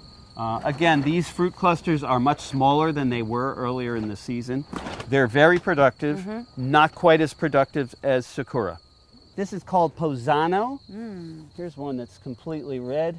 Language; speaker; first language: English; native; English